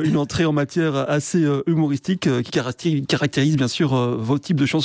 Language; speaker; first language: French; native; French